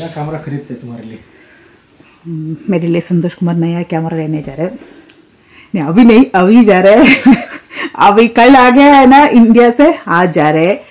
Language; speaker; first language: Hindi; non-native, local second language; Malayalam